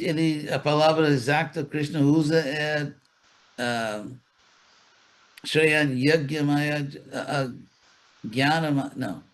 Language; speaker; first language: Portuguese; non-native, fluent; English